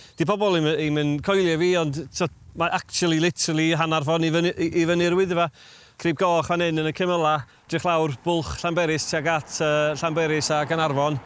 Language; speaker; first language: Welsh; native; Welsh